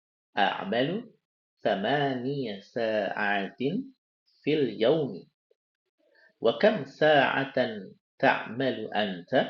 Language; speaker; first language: Arabic; non-native, fluent; Indonesian